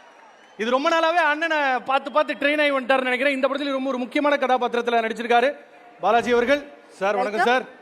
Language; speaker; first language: Tamil; native; Tamil